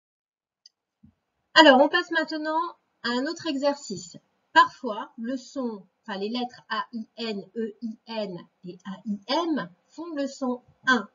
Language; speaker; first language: French; native; French